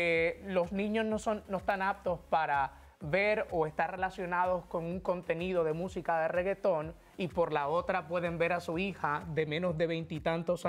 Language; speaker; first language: Spanish; native; Spanish